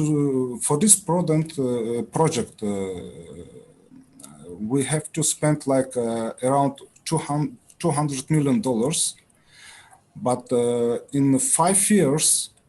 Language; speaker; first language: English; non-native, learner; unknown